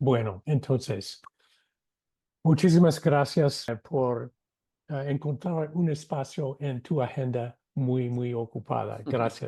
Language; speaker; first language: Spanish; non-native, fluent; English